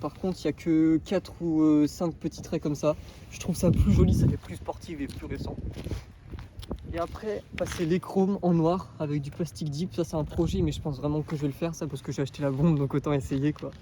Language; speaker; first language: French; native; French